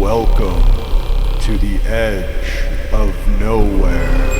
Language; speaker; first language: English; native; English